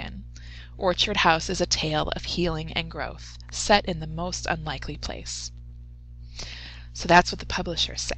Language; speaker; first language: English; native; English